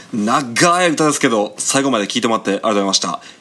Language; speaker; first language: Japanese; native; Japanese